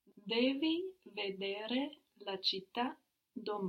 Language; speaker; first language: Italian; non-native, learner; English